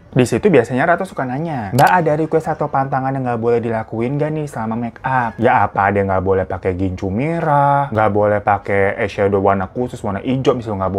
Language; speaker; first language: Indonesian; native; Indonesian